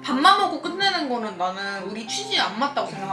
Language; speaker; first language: Korean; native; Korean